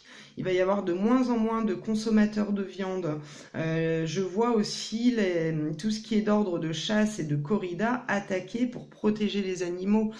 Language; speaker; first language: French; native; French